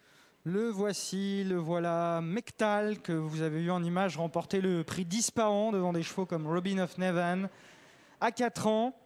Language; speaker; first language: French; native; French